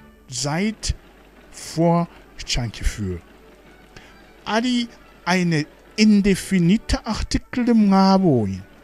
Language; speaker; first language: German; non-native, fluent; Rundi